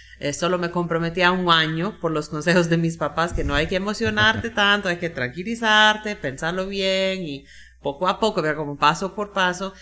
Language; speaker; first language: Spanish; non-native, fluent; English